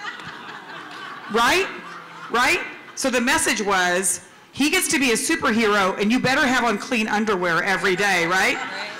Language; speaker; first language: English; native; English